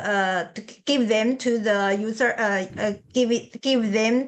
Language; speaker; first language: English; non-native, learner; Chinese